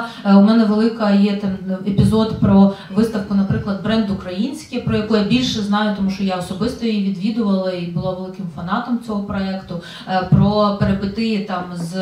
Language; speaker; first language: Ukrainian; native; Ukrainian